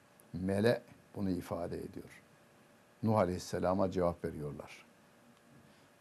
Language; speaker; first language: Turkish; native; Turkish